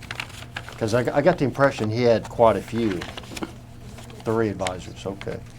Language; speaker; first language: English; native; English